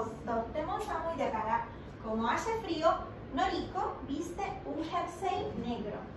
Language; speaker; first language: Spanish; non-native, fluent; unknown